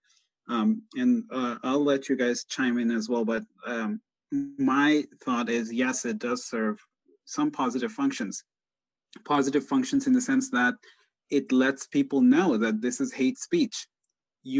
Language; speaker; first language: English; non-native, local second language; Bangla